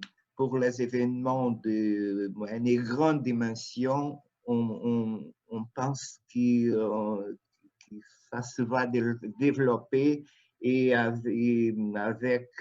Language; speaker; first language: French; non-native, fluent; Portuguese